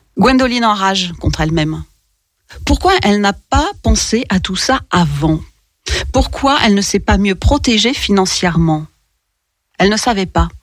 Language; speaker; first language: French; native; French